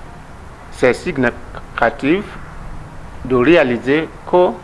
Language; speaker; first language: French; non-native, learner; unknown